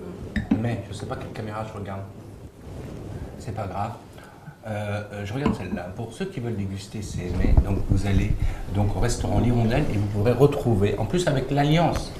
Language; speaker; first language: French; native; French